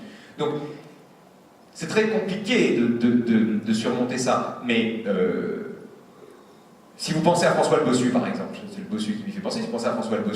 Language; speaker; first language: French; native; French